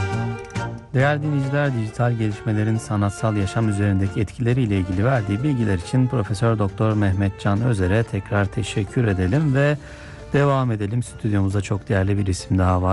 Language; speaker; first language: Turkish; native; Turkish